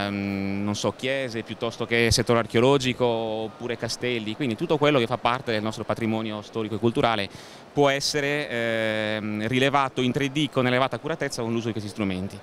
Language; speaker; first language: Italian; native; Italian